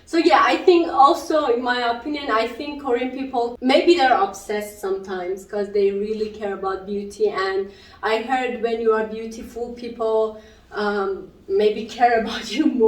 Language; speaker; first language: English; non-native, local second language; Persian